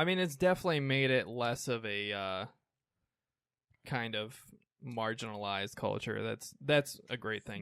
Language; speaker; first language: English; native; English